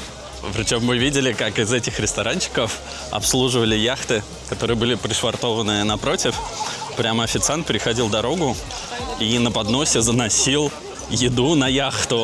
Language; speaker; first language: Russian; native; Russian